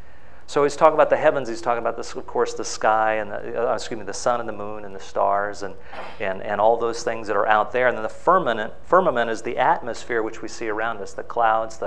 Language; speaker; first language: English; native; English